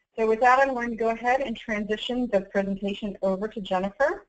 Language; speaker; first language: English; native; English